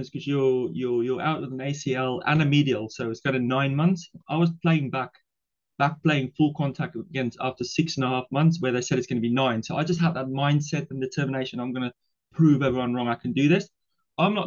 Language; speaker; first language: English; non-native, local second language; Afrikaans